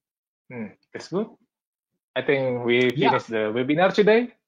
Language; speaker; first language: English; non-native, learner; Indonesian